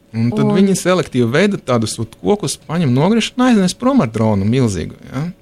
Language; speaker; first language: Latvian; non-native, local second language; Russian